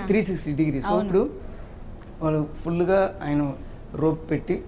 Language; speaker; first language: Telugu; non-native, learner; Tamil